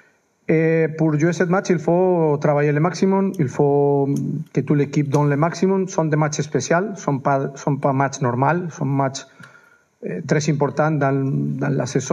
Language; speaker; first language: French; non-native, fluent; Spanish